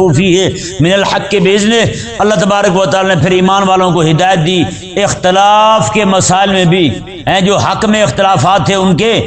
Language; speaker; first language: Urdu; native; Urdu